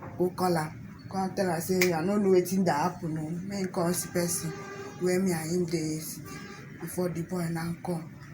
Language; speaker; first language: Nigerian Pidgin; non-native, local second language; Ibibio